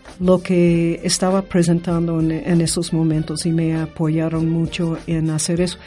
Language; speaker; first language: Spanish; non-native, fluent; English